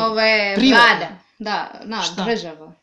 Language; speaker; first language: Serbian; non-native, learner; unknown